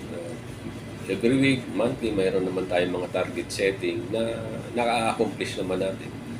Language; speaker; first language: Filipino; native; Filipino